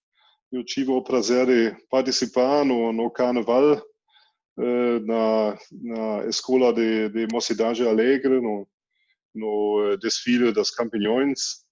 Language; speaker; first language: Portuguese; non-native, fluent; German